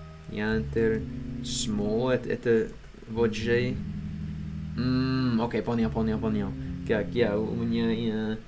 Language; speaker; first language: Russian; non-native, learner; English